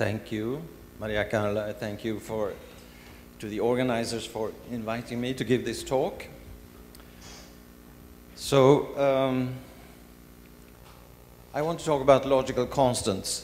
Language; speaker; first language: English; non-native, fluent; Swedish